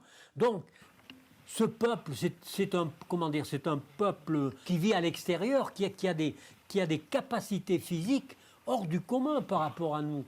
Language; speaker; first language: French; native; French